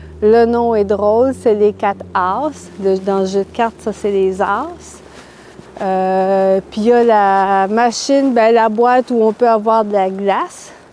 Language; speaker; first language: French; native; French